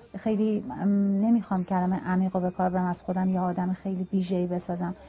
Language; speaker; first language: Persian; native; Persian